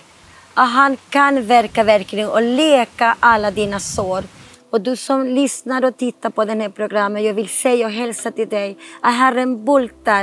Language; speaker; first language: Swedish; non-native, fluent; Spanish